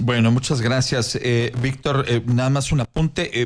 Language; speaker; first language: Spanish; native; Spanish